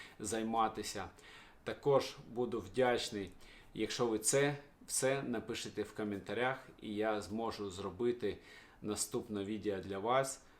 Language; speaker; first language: Ukrainian; non-native, local second language; Russian